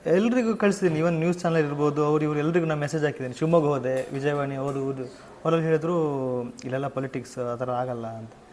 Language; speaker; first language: Kannada; native; Kannada